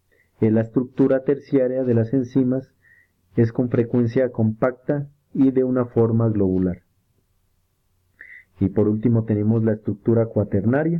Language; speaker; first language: Spanish; native; Spanish